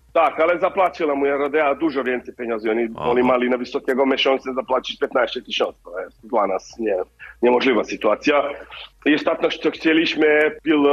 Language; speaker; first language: Polish; non-native, learner; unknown